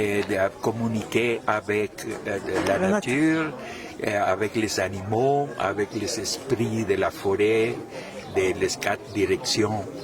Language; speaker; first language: French; non-native, fluent; Spanish